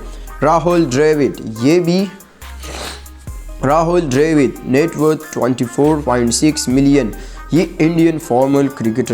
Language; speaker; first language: Hindi; native; Hindi